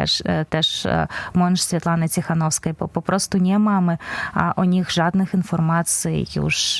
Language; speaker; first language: Polish; non-native, fluent; Belarusian